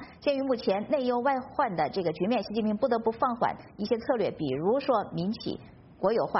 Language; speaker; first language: Chinese; native; Chinese